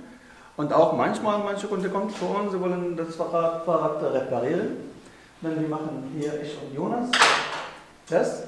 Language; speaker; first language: German; non-native, learner; Arabic